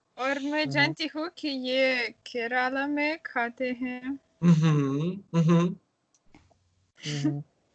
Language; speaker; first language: Hindi; non-native, learner; Russian